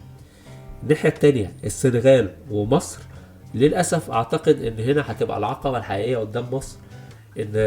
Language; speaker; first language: Arabic; native; Arabic